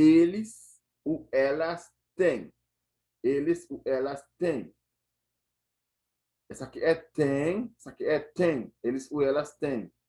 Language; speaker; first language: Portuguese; non-native, fluent; Haitian Creole